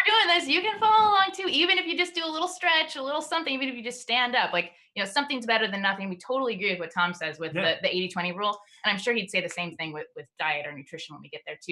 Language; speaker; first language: English; native; English